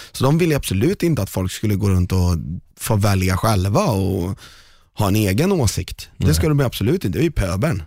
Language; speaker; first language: Swedish; native; Swedish